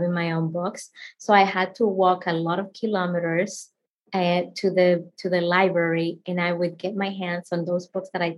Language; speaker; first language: English; non-native, fluent; Spanish